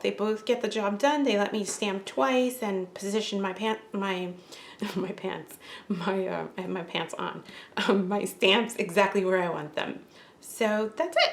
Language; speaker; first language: English; native; English